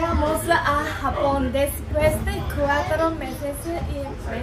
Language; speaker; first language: Spanish; non-native, learner; Japanese